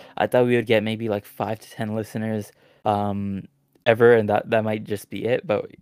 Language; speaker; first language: English; native; English